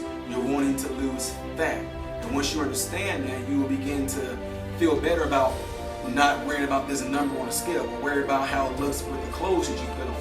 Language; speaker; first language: English; native; English